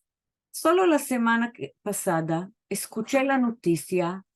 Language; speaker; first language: Spanish; non-native, fluent; Hebrew